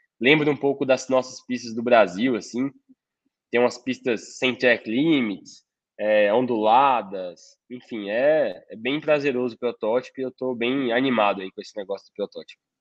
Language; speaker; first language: Portuguese; native; Portuguese